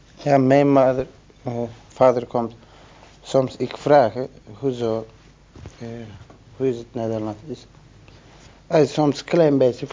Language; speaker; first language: Dutch; non-native, learner; Turkish